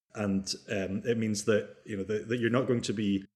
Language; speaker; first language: English; native; English